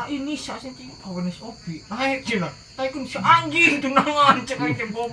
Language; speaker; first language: Indonesian; non-native, local second language; Sundanese